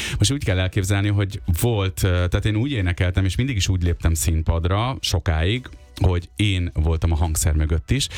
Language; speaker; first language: Hungarian; early bilingual, other home language; Urdu